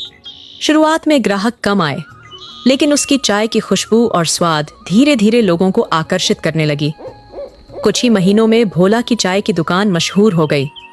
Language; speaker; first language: Hindi; native; Hindi